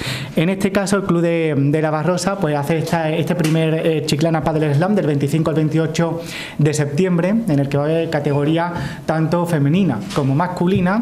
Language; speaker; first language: Spanish; native; Spanish